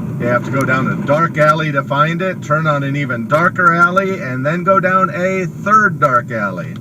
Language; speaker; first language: English; native; English